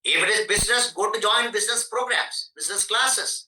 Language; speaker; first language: English; non-native, local second language; Malayalam